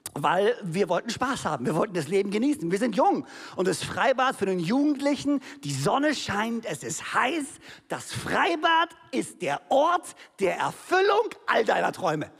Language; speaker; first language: German; native; German